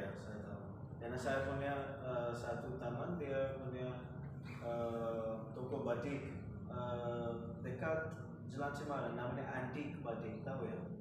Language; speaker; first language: Indonesian; non-native, fluent; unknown